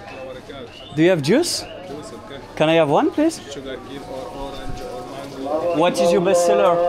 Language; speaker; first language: English; non-native, learner; French